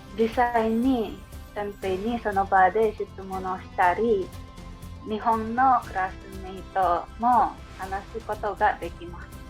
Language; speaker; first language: Japanese; non-native, learner; Indonesian